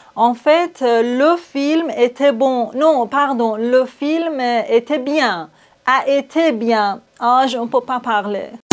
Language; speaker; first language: French; non-native, fluent; Persian